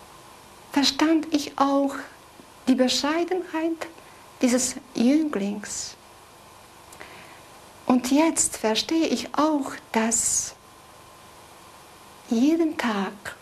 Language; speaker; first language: German; non-native, fluent; Polish